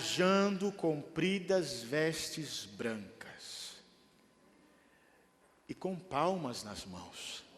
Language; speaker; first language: Portuguese; native; Portuguese